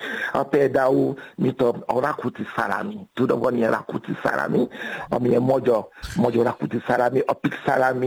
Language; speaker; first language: Hungarian; non-native, fluent; Yoruba